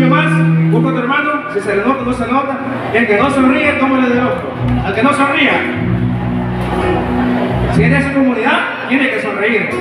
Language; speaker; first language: Spanish; native; Spanish